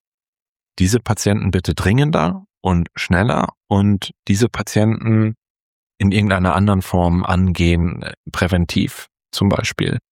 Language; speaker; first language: German; native; German